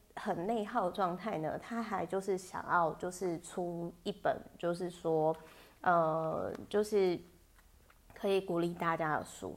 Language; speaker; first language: Chinese; native; Chinese